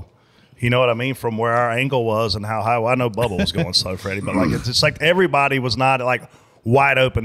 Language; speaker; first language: English; native; English